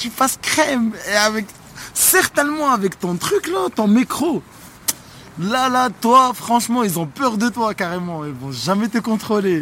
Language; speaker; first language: French; non-native, local second language; Arabic